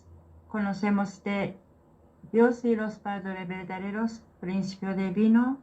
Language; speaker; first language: Spanish; non-native, learner; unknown